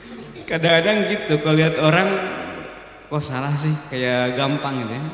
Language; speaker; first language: Indonesian; native; Indonesian